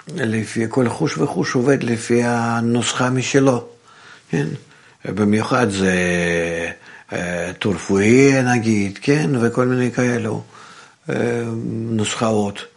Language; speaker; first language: Hebrew; non-native, fluent; Russian